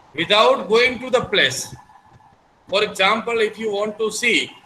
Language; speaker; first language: English; non-native, local second language; Gujarati